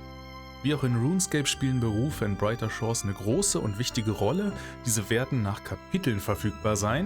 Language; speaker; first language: German; native; German